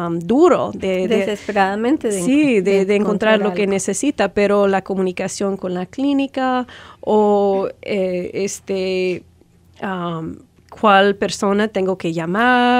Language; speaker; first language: Spanish; non-native, fluent; English